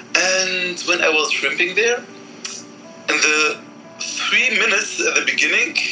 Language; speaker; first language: English; non-native, fluent; Arabic